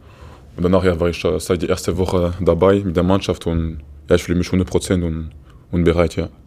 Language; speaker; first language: German; non-native, fluent; Portuguese